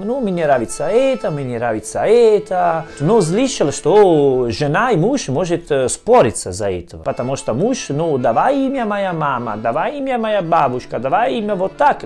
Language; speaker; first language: Russian; non-native, learner; Italian